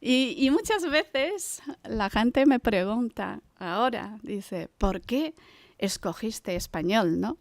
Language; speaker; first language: Spanish; non-native, fluent; Chinese